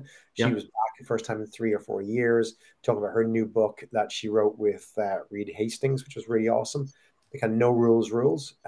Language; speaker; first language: English; native; English